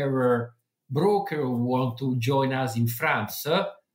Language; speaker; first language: English; non-native, fluent; Italian